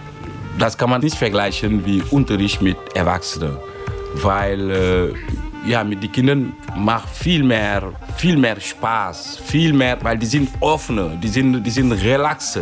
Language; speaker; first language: German; non-native, fluent; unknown